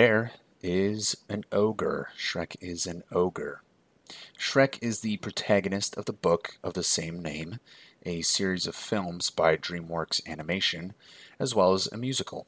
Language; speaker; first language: English; native; English